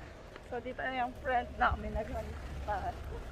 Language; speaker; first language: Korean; non-native, learner; Filipino